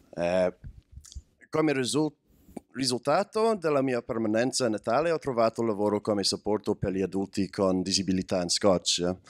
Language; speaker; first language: Italian; non-native, learner; English